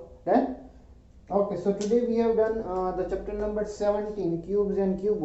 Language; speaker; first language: English; non-native, local second language; Hindi